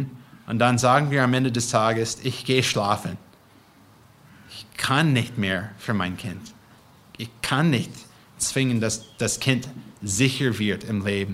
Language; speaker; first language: German; non-native, fluent; English